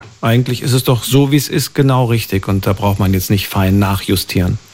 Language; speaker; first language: German; native; German